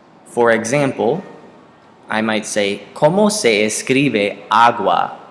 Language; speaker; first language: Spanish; non-native, fluent; English